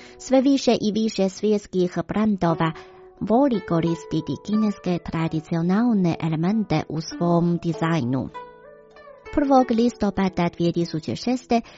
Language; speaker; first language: Croatian; non-native, fluent; Chinese